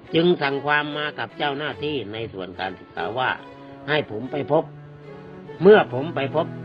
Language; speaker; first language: Thai; native; Thai